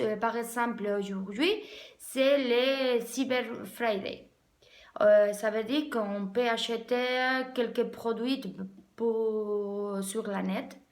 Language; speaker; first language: French; non-native, learner; Spanish